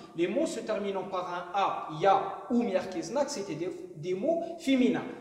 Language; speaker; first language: French; non-native, local second language; Arabic